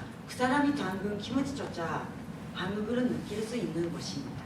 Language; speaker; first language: Korean; non-native, fluent; Japanese